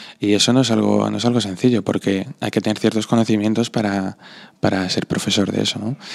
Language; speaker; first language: Spanish; non-native, fluent; Slovak